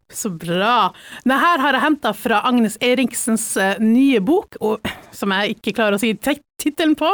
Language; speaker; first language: Norwegian; native; Norwegian